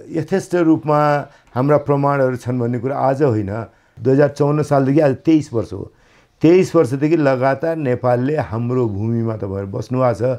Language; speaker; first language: Nepali; native; Nepali